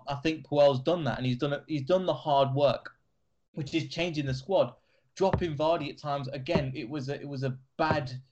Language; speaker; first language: English; native; English